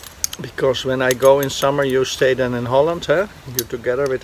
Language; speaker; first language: English; non-native, learner; Dutch